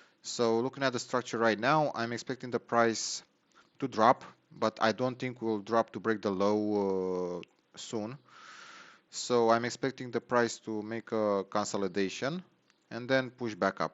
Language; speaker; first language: English; non-native, fluent; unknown